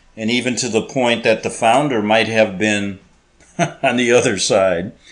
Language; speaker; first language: English; native; English